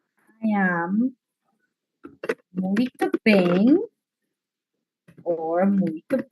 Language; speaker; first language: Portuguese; non-native, fluent; English